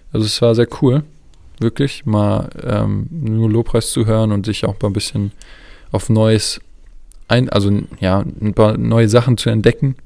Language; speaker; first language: German; native; German